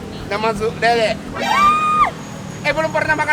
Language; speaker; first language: Indonesian; non-native, fluent; Japanese